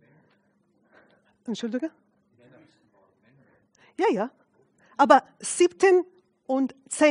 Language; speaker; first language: German; non-native, fluent; Arabic